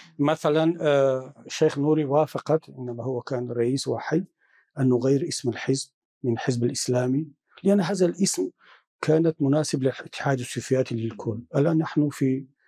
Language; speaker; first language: Arabic; non-native, fluent; Tajik